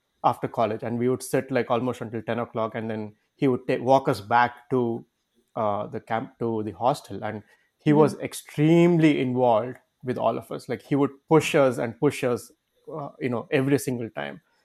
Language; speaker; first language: English; non-native, local second language; Kannada